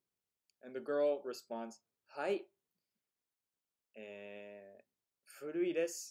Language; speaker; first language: Japanese; non-native, fluent; English